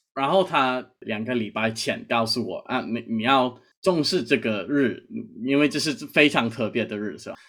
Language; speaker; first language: Chinese; non-native, fluent; English